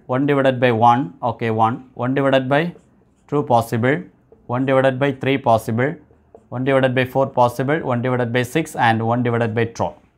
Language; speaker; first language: English; non-native, local second language; Tamil